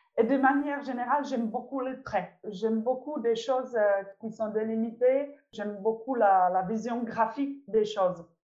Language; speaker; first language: French; non-native, fluent; Czech